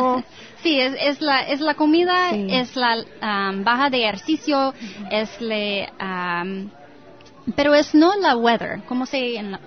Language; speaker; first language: Spanish; non-native, learner; English